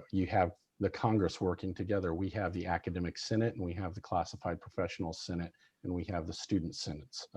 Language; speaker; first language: English; native; English